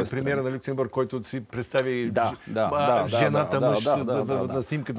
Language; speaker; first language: Bulgarian; native; Bulgarian